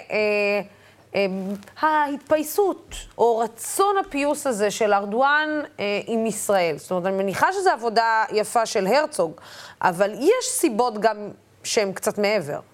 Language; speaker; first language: Hebrew; non-native, local second language; Arabic